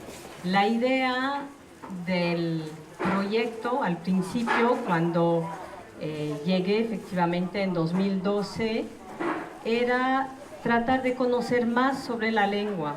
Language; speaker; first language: Spanish; non-native, fluent; French